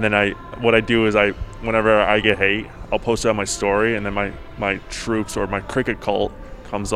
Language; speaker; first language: English; early bilingual, other home language; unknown